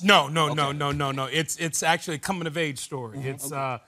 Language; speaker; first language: English; native; English